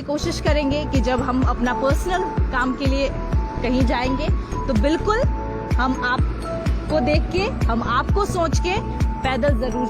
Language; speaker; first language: Hindi; native; Hindi